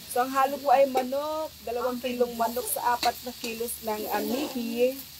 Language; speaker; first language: Filipino; non-native, local second language; Iloko